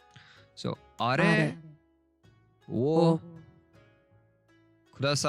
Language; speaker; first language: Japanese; non-native, learner; Turkish